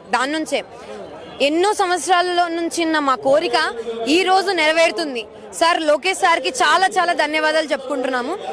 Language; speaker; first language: Telugu; native; Telugu